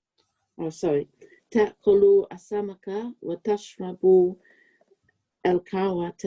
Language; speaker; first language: Arabic; non-native, learner; Urdu